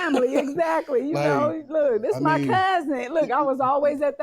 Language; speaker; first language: English; native; English